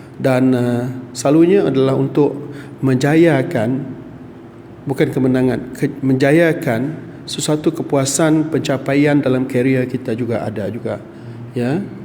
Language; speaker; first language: Malay; non-native, local second language; Iban